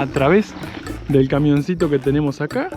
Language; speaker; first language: Spanish; native; Spanish